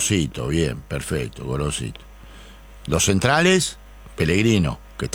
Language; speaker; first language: Spanish; native; Spanish